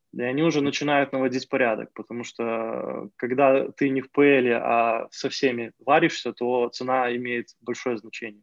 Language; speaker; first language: Russian; native; Russian